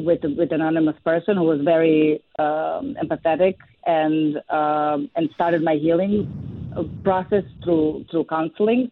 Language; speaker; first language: English; non-native, fluent; Serbian